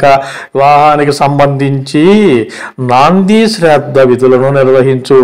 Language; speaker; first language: Telugu; native; Telugu